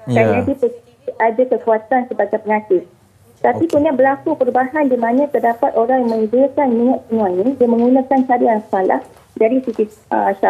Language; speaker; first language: Malay; native; Malay